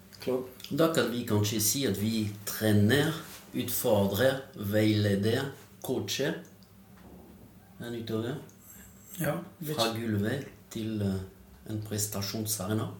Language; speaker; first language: Norwegian; non-native, fluent; French